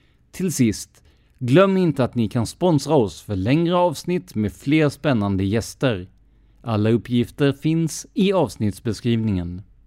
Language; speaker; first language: Swedish; native; Swedish